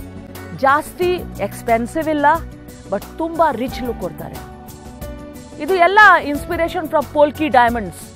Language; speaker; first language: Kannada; non-native, local second language; Hindi